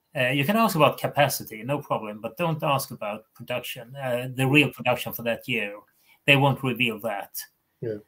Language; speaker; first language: English; non-native, fluent; Swedish